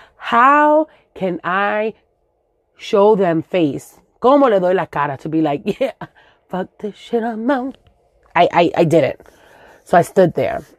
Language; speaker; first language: English; early bilingual, other home language; Spanish